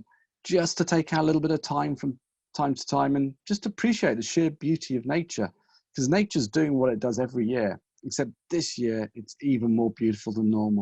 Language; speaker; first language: English; native; English